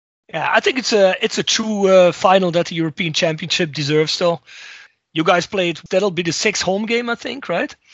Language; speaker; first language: English; non-native, fluent; Dutch